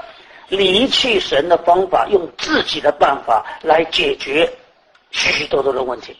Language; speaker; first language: Chinese; native; Chinese